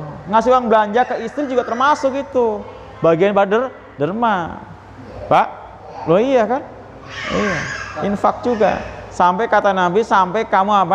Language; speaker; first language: Indonesian; native; Indonesian